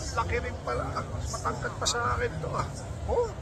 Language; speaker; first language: Filipino; native; Filipino